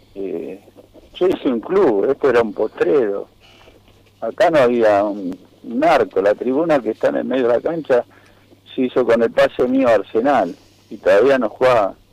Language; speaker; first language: Spanish; native; Spanish